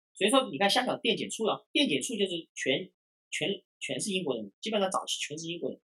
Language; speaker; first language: Chinese; non-native, local second language; Cantonese